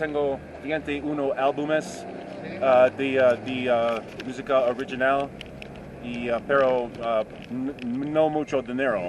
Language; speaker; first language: Spanish; non-native, learner; English